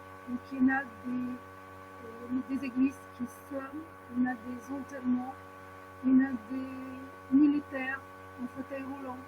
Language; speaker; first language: French; non-native, fluent; Ukrainian